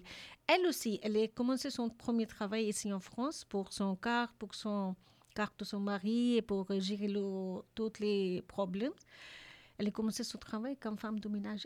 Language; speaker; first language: French; non-native, learner; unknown